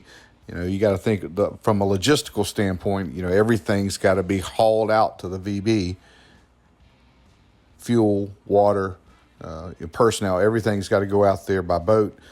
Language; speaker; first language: English; native; English